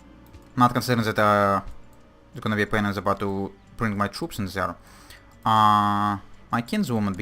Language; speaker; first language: English; non-native, fluent; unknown